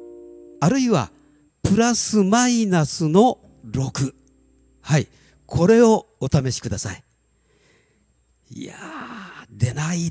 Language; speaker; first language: Japanese; native; Japanese